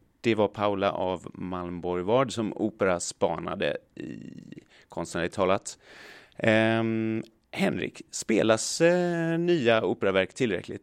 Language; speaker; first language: Swedish; native; Swedish